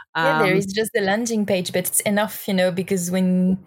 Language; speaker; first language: English; non-native, learner; French